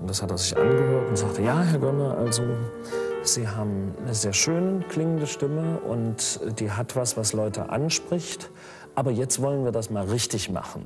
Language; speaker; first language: German; native; German